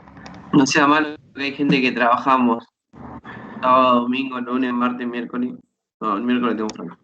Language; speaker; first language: Spanish; native; Spanish